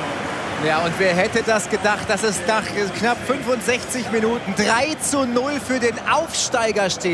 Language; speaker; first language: German; native; German